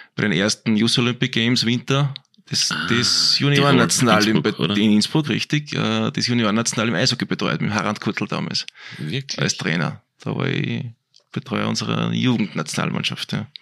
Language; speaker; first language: German; native; German